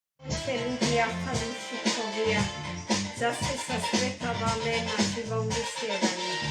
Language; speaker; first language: Slovak; non-native, local second language; Romany